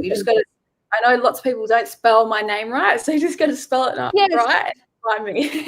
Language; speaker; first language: English; native; English